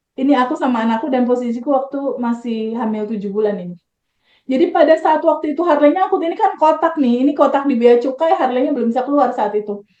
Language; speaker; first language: Indonesian; native; Indonesian